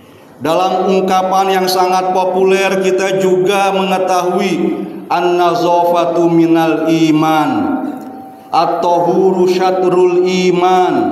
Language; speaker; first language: Indonesian; native; Indonesian